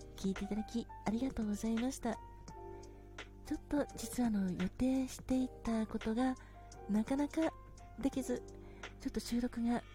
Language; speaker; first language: Japanese; native; Japanese